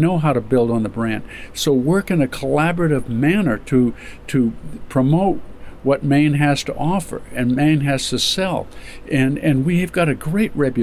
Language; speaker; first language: English; native; English